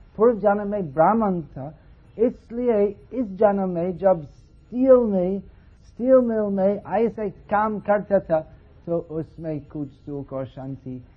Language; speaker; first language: Hindi; non-native, fluent; English